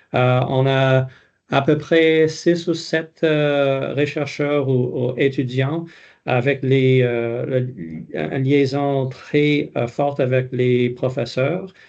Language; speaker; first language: French; non-native, local second language; English